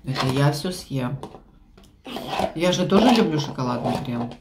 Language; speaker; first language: Russian; native; Russian